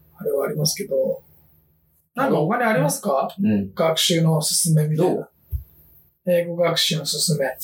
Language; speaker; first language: Japanese; native; Japanese